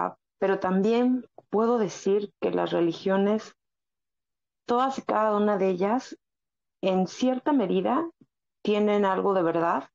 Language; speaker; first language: Spanish; native; Spanish